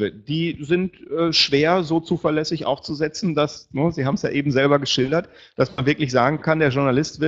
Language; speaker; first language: German; native; German